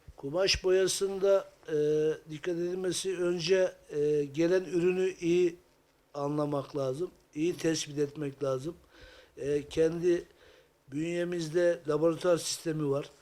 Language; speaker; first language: Turkish; native; Turkish